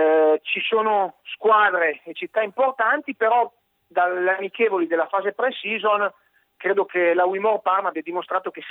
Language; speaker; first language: Italian; native; Italian